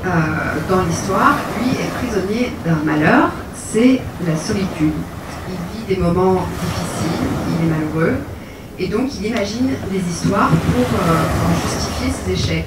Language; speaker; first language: French; native; French